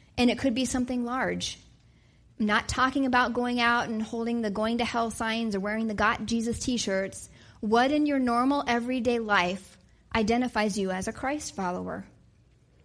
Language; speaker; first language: English; native; English